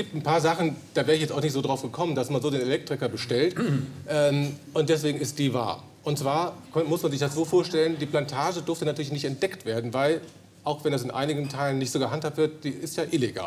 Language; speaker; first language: German; native; German